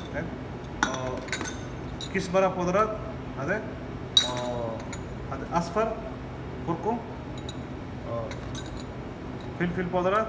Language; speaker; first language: Arabic; non-native, learner; Urdu